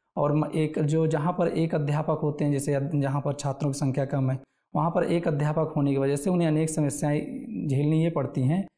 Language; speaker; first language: Hindi; native; Hindi